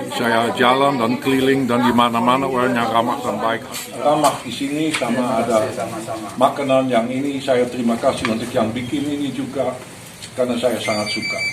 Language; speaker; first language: Indonesian; non-native, fluent; Dutch